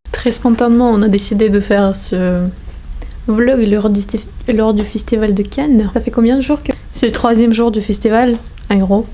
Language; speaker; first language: French; non-native, fluent; Russian